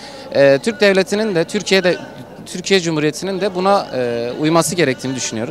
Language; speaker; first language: Turkish; non-native, local second language; Kurdish